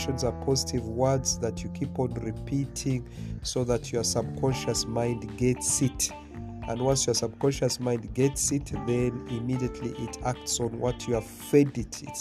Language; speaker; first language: English; non-native, local second language; Swahili